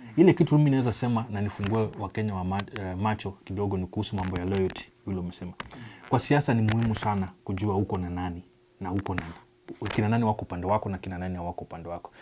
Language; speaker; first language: Swahili; non-native, local second language; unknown